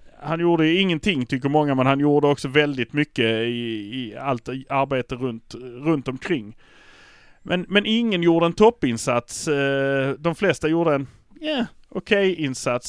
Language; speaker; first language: Swedish; native; Swedish